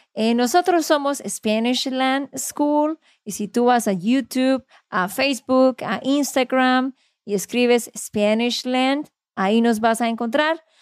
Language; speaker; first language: Spanish; native; Spanish